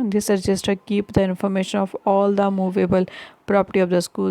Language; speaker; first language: English; non-native, local second language; Punjabi